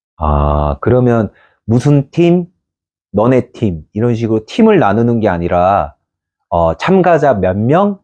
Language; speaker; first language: Korean; native; Korean